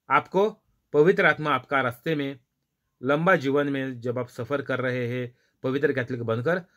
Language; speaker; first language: Hindi; non-native, local second language; Marathi